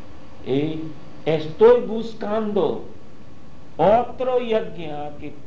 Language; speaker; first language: Portuguese; non-native, learner; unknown